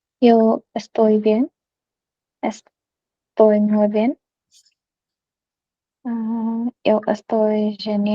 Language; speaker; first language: Spanish; non-native, learner; Hindi